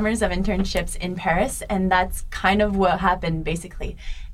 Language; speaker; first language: English; native; English